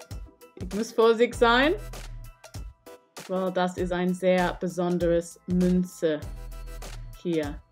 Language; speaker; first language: German; non-native, fluent; English